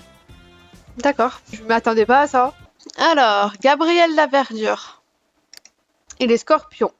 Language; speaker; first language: French; native; French